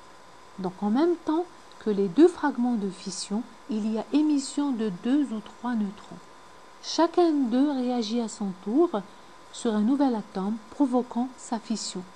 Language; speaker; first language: French; non-native, local second language; Arabic